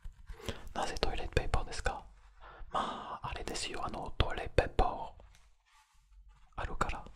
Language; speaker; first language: Japanese; non-native, fluent; French